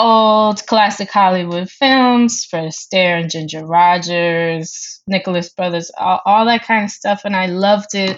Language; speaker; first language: English; native; English